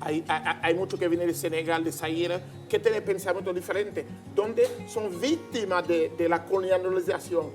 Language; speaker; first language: Spanish; non-native, learner; Haitian Creole